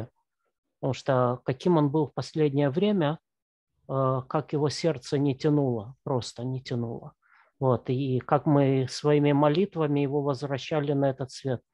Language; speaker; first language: Russian; native; Russian